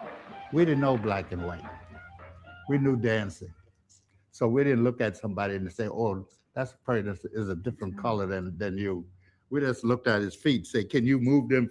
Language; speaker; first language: English; native; English